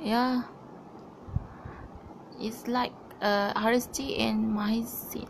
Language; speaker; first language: English; non-native, learner; Malay